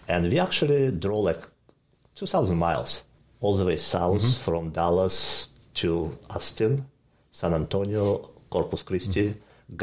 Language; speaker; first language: English; non-native, fluent; Ukrainian